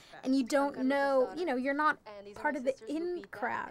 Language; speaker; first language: English; early bilingual, other home language; Spanish